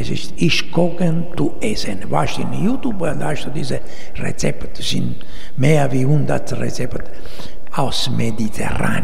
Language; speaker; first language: German; non-native, learner; Italian